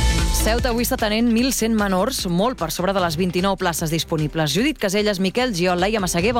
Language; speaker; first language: Catalan; native; Catalan